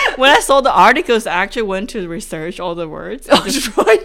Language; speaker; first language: English; non-native, fluent; Chinese